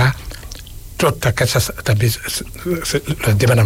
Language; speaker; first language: Catalan; non-native, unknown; Wolof